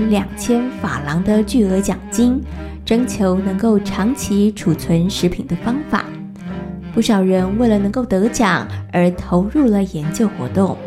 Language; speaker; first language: Chinese; native; Chinese